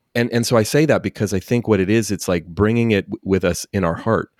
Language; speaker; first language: English; native; English